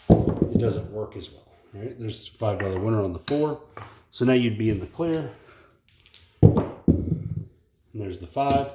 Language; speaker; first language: English; native; English